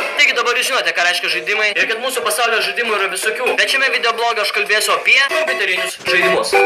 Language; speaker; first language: Lithuanian; native; Lithuanian